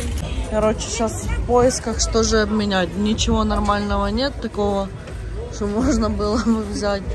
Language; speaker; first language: Russian; non-native, local second language; Ukrainian